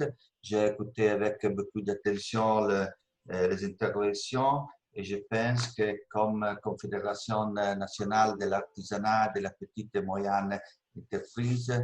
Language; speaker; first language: French; non-native, learner; Italian